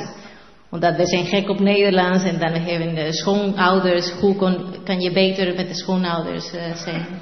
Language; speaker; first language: Dutch; non-native, learner; Spanish